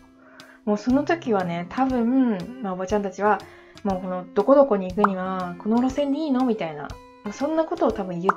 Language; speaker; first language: Japanese; native; Japanese